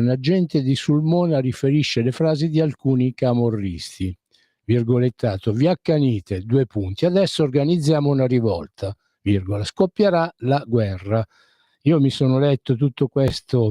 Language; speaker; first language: Italian; native; Italian